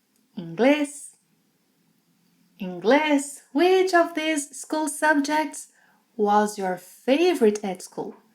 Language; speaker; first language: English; non-native, fluent; Portuguese